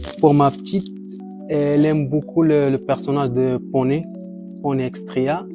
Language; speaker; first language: French; non-native, fluent; Arabic